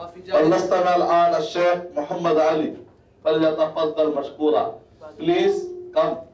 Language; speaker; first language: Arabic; non-native, learner; Urdu